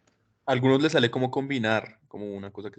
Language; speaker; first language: Spanish; native; Spanish